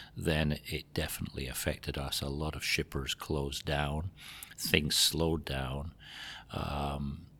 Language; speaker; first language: English; native; English